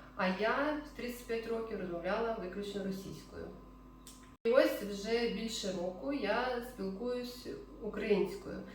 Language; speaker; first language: Ukrainian; non-native, local second language; Russian